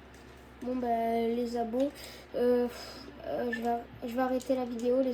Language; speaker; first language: French; native; French